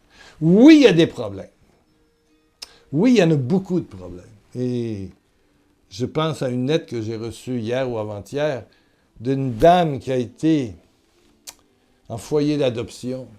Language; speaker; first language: French; native; French